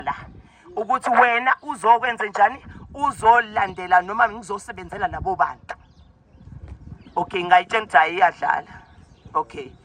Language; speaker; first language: Zulu; native; Zulu